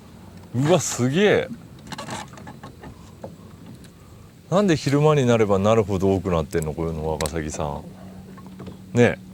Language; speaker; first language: Japanese; native; Japanese